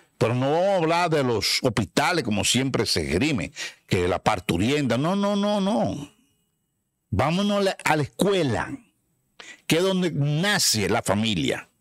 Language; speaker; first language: Spanish; native; Spanish